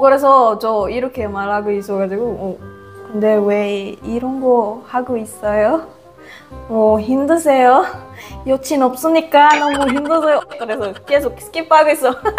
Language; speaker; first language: Korean; non-native, fluent; Filipino